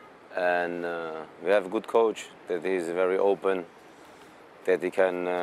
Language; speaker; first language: English; non-native, fluent; German